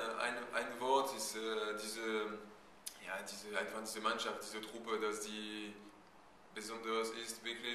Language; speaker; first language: German; non-native, fluent; French